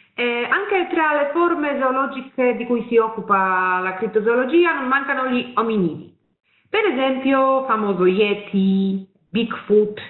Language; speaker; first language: Italian; non-native, fluent; Polish